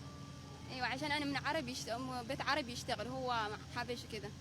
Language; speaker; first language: Arabic; non-native, learner; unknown